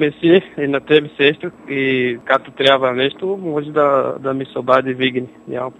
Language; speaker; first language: Bulgarian; non-native, learner; Portuguese